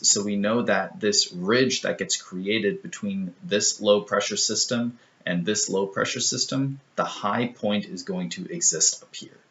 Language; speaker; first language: English; native; English